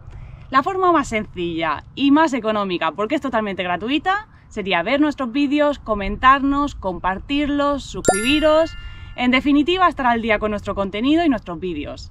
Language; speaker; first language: Spanish; native; Spanish